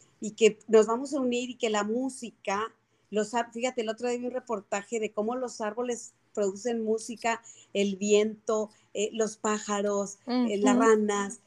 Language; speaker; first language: Spanish; native; Spanish